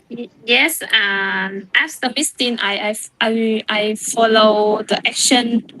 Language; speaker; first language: English; non-native, learner; Vietnamese